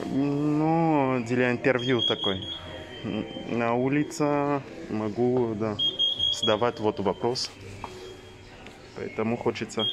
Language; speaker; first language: Russian; non-native, learner; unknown